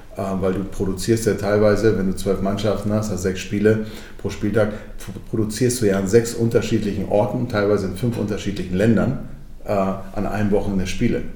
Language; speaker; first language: German; early bilingual, other home language; Croatian